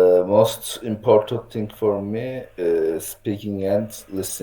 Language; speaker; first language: English; non-native, learner; Turkish